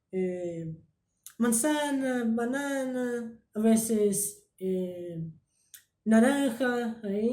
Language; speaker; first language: Spanish; early bilingual, heritage; Spanish